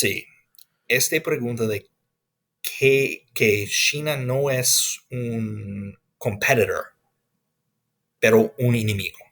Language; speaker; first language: Spanish; non-native, fluent; English